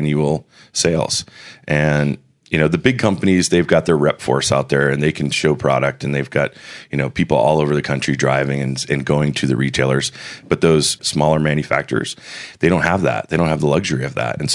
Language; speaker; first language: English; native; English